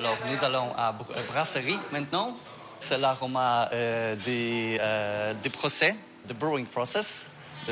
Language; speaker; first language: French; non-native, fluent; Polish